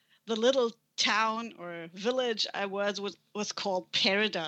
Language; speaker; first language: English; non-native, fluent; German